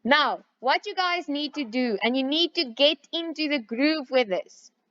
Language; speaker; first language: English; non-native, local second language; Afrikaans